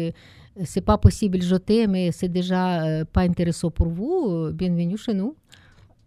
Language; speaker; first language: French; non-native, learner; Russian